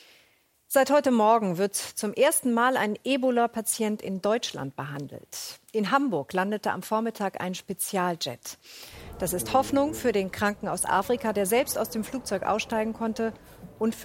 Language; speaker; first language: German; native; German